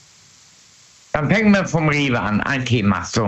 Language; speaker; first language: German; native; German